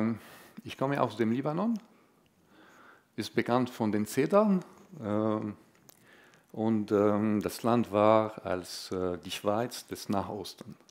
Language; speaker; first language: German; non-native, fluent; Arabic